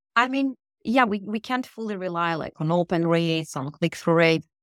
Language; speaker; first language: English; non-native, fluent; Russian